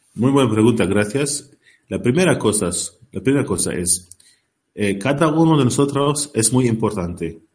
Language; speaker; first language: Spanish; non-native, fluent; Arabic